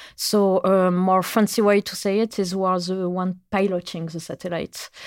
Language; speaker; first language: English; non-native, fluent; French